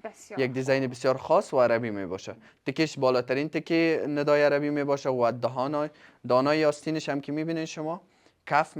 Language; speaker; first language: Persian; native; Persian